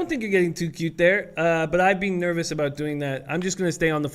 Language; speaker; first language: English; native; English